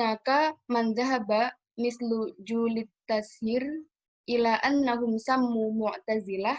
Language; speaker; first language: Arabic; non-native, learner; Indonesian